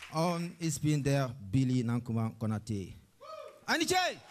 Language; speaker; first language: German; non-native, learner; Mandingo